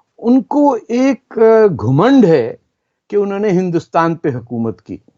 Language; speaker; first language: Urdu; non-native, local second language; Punjabi